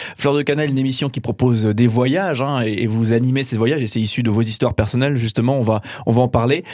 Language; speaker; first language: French; native; French